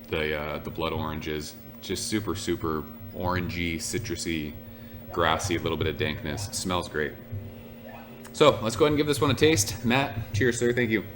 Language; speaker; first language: English; native; English